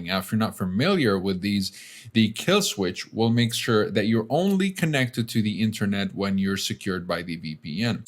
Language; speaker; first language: English; native; English